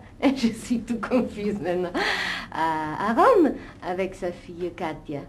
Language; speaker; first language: French; non-native, fluent; Italian